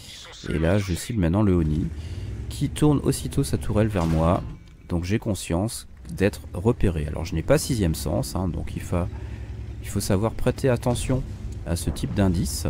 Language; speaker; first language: French; native; French